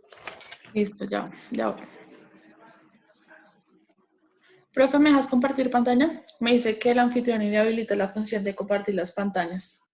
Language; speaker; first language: Spanish; native; Spanish